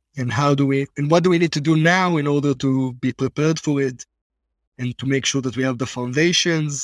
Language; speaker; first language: English; non-native, fluent; Hebrew